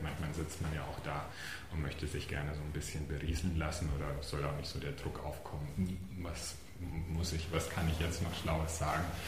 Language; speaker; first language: German; native; German